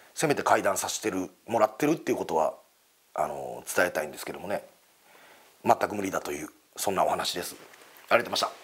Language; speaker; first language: Japanese; native; Japanese